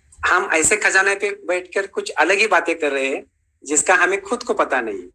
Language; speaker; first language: Hindi; non-native, local second language; Marathi